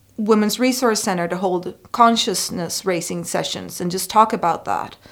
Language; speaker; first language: English; non-native, fluent; Spanish